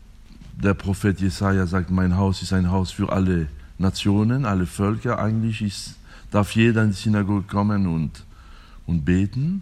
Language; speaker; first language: German; non-native, fluent; French